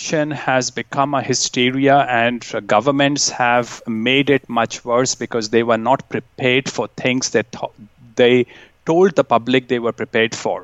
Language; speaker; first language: English; non-native, local second language; Hindi